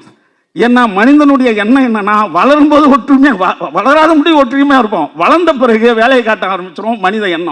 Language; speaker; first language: Tamil; native; Tamil